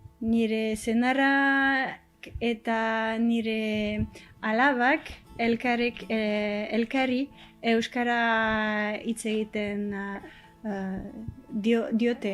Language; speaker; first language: Basque; non-native, learner; French